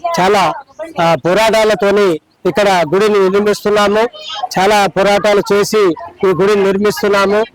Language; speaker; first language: Telugu; non-native, local second language; Lambadi